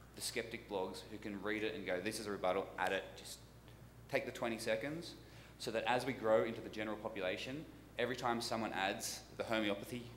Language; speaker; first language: English; native; English